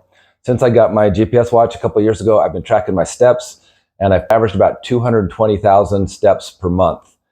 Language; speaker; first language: English; native; English